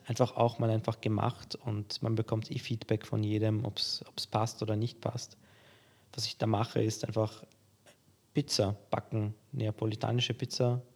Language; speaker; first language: German; early bilingual, other home language; Polish